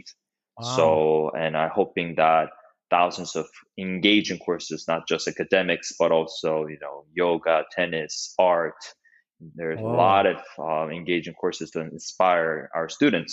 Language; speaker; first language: English; non-native, fluent; Korean